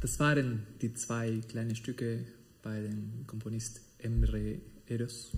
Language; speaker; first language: German; non-native, fluent; Spanish